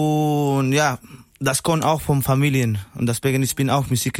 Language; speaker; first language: German; non-native, learner; Spanish